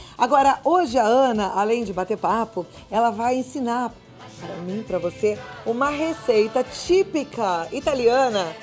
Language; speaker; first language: Portuguese; native; Portuguese